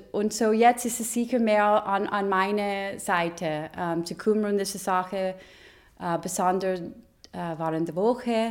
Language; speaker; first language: German; non-native, learner; English